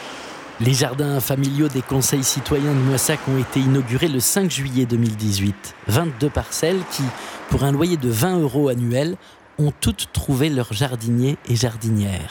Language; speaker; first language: French; native; French